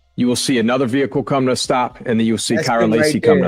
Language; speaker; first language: English; native; English